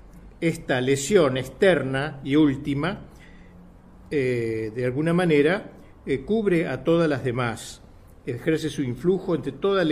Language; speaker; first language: Spanish; native; Spanish